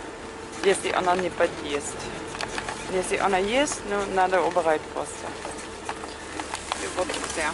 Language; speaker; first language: Russian; non-native, fluent; German